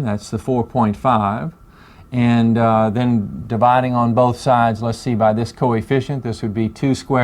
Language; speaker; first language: English; native; English